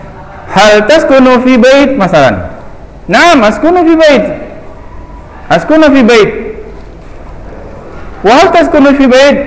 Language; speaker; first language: Arabic; non-native, fluent; Indonesian